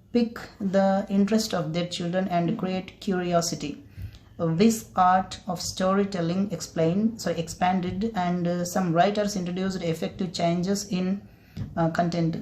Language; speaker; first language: English; non-native, local second language; Kannada